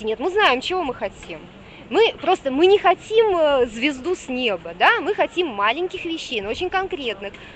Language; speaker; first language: Russian; native; Russian